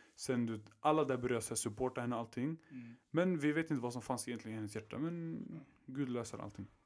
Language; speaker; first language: Swedish; early bilingual, other home language; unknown